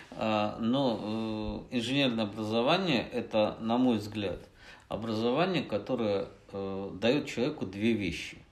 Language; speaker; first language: Russian; native; Russian